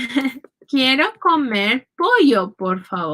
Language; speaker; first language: Spanish; non-native, fluent; English